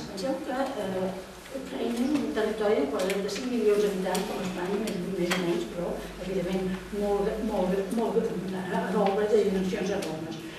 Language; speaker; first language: Catalan; native; Catalan